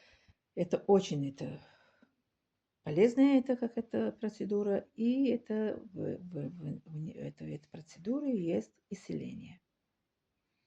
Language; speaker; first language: Russian; non-native, learner; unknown